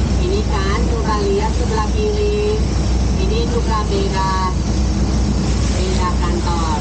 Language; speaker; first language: Indonesian; non-native, fluent; Thai